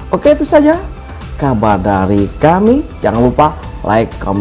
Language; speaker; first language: Indonesian; native; Indonesian